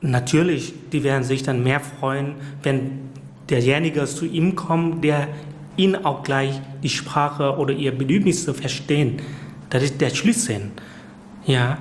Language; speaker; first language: German; non-native, fluent; Vietnamese